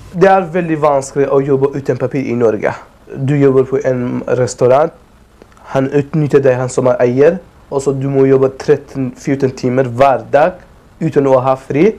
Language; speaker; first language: Norwegian; non-native, learner; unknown